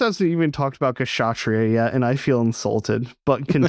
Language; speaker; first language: English; native; English